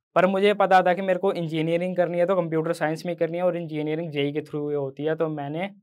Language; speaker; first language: Hindi; native; Hindi